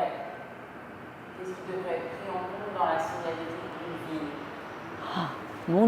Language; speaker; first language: French; non-native, fluent; Spanish